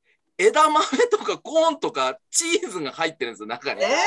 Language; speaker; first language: Japanese; native; Japanese